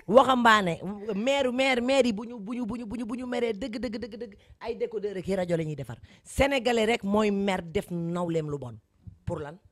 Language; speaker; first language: Wolof; native; Wolof